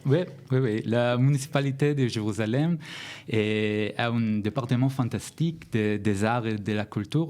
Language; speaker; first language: French; non-native, learner; Hebrew